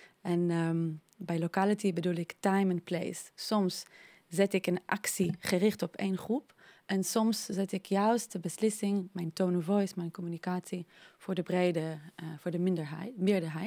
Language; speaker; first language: Dutch; non-native, fluent; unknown